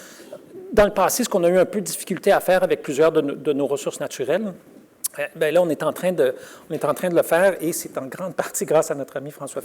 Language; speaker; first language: French; native; French